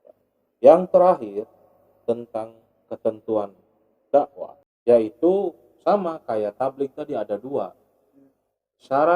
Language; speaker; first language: Indonesian; native; Indonesian